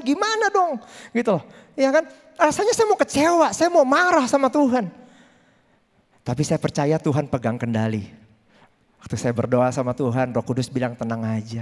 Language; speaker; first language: Indonesian; native; Indonesian